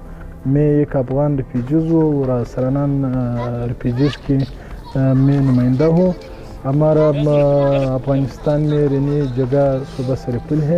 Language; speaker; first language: Hindi; non-native, local second language; Pashto